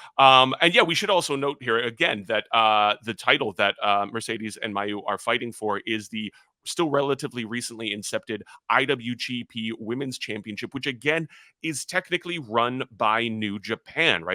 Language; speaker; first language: English; native; English